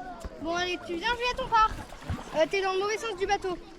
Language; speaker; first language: French; native; French